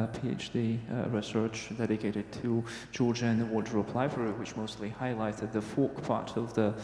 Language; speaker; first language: English; non-native, fluent; Georgian